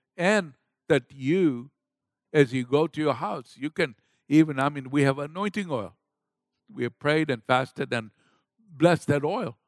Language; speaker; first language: English; non-native, local second language; Gujarati